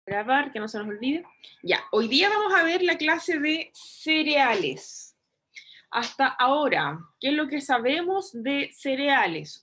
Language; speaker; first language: Spanish; native; Spanish